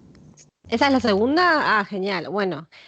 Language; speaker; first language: Spanish; native; Spanish